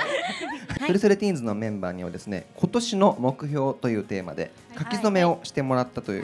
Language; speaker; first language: Japanese; native; Japanese